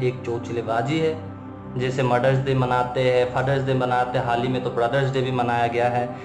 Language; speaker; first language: Hindi; non-native, local second language; Assamese